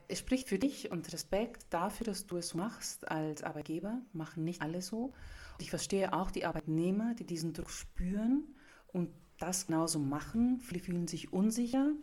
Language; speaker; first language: German; early bilingual, other home language; Greek